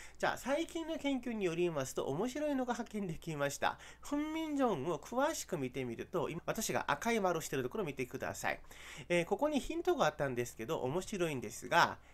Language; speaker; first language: Japanese; non-native, fluent; Korean